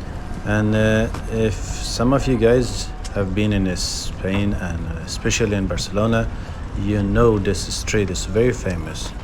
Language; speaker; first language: English; non-native, fluent; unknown